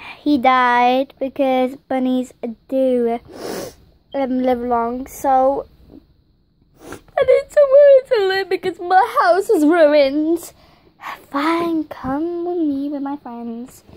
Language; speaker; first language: English; native; English